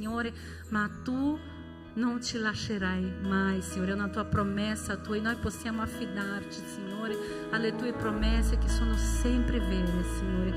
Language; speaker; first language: Italian; non-native, fluent; Portuguese